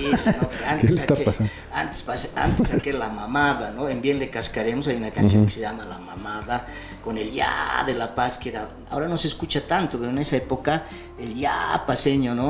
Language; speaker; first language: Spanish; native; Spanish